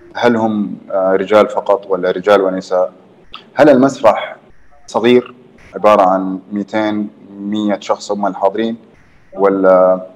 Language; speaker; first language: Arabic; native; Arabic